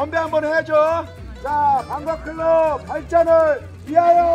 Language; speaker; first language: Korean; native; Korean